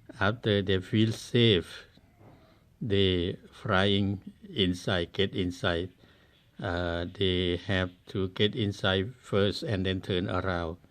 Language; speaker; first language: English; non-native, learner; Thai